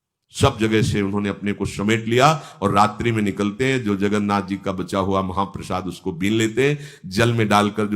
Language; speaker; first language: Hindi; native; Hindi